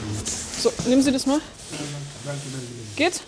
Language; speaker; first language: German; native; German